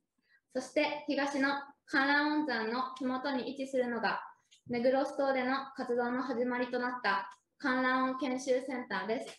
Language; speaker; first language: Japanese; native; Japanese